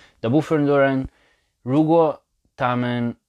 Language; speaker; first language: Chinese; non-native, fluent; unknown